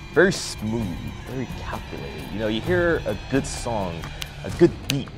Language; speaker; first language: English; native; English